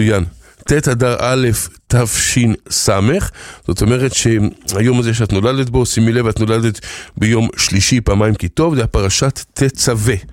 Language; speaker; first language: Hebrew; native; Hebrew